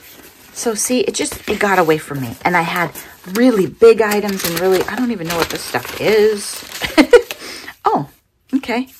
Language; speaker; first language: English; native; English